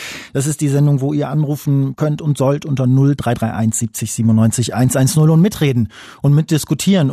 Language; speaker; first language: German; native; German